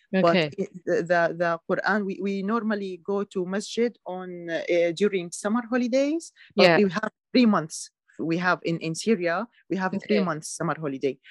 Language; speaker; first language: English; non-native, learner; Arabic